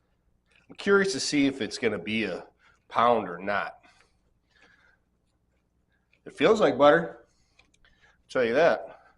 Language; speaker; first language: English; native; English